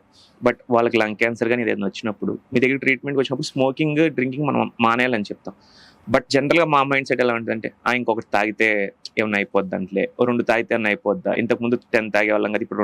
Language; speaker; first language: Telugu; native; Telugu